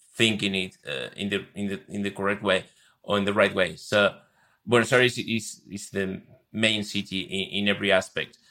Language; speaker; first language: English; non-native, fluent; Spanish